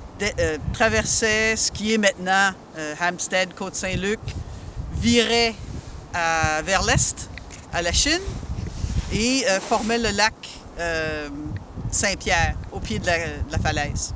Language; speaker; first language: French; native; French